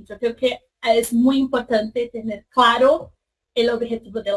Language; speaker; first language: Spanish; non-native, fluent; Portuguese